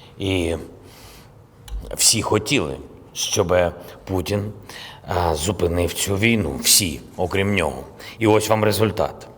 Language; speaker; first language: Ukrainian; non-native, local second language; Russian